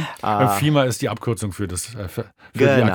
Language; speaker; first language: German; native; German